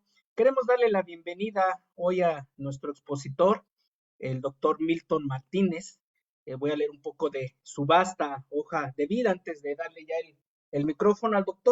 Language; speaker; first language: Spanish; native; Spanish